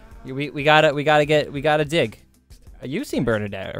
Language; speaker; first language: English; native; English